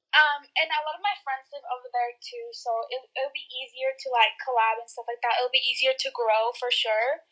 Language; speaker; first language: English; early bilingual, other home language; Spanish